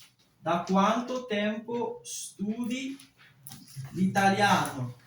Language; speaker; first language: Italian; non-native, fluent; French